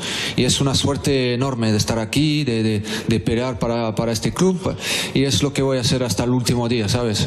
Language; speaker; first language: Spanish; non-native, fluent; French